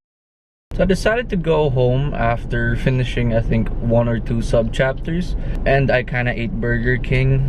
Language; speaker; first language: English; non-native, local second language; Filipino